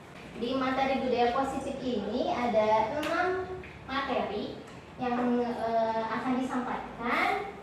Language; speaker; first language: Indonesian; native; Indonesian